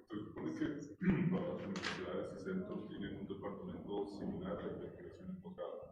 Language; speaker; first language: Spanish; native; Spanish